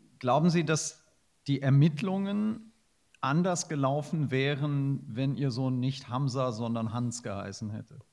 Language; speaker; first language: German; native; German